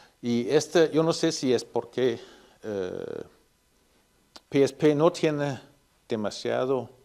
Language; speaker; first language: Spanish; non-native, fluent; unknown